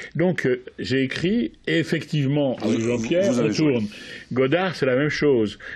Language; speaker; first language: French; native; French